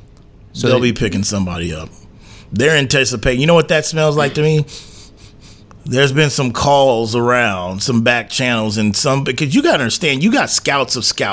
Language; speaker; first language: English; native; English